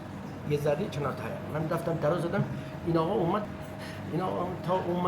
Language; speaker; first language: Persian; non-native, local second language; Azerbaijani